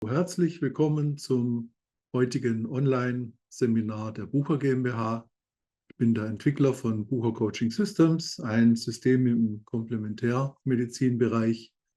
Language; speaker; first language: German; native; German